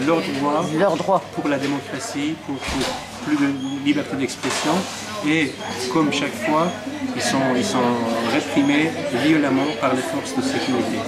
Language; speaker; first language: French; non-native, fluent; Persian